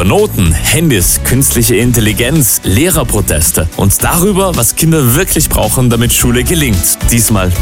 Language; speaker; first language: German; native; German